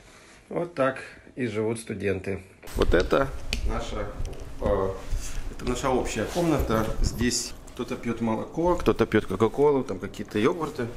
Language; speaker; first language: Russian; native; Russian